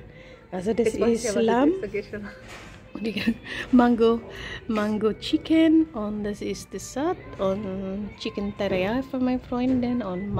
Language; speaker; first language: German; non-native, learner; Cebuano